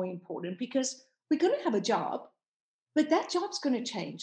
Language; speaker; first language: English; native; English